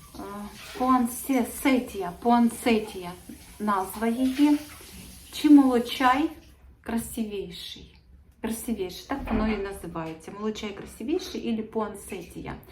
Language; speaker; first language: Ukrainian; native; Ukrainian